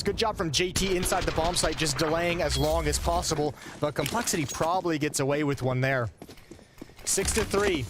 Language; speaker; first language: English; native; English